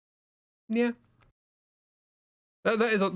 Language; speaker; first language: English; native; English